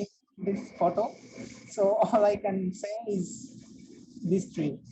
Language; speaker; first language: English; non-native, fluent; Bangla